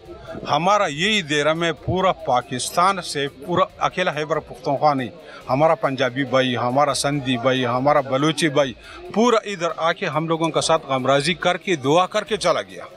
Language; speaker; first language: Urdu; non-native, local second language; Pashto